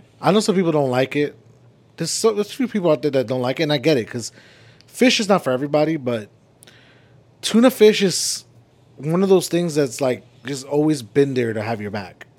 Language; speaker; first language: English; early bilingual, other home language; Spanish